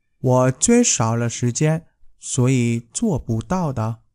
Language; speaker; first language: Chinese; non-native, fluent; Vietnamese